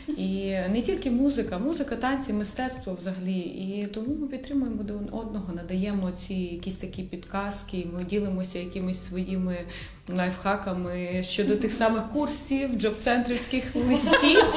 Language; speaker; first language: Ukrainian; native; Ukrainian